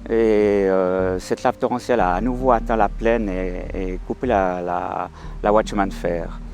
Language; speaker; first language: French; native; French